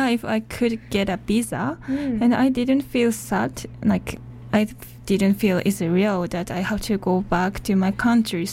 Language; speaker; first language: English; non-native, learner; Japanese